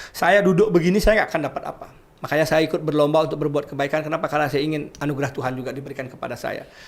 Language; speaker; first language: Indonesian; non-native, local second language; Balinese